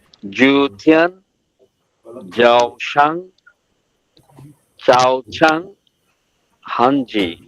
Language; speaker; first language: Chinese; non-native, learner; Bangla